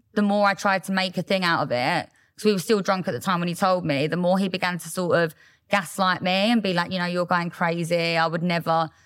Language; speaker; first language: English; native; English